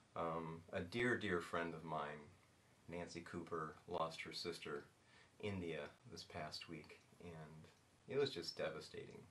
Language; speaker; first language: English; native; English